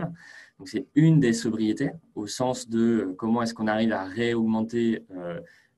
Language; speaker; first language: French; native; French